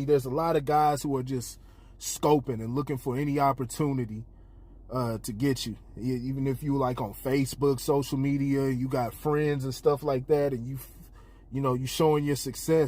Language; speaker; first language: English; native; English